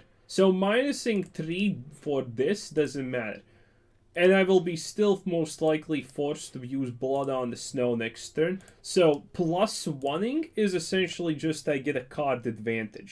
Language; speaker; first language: English; non-native, fluent; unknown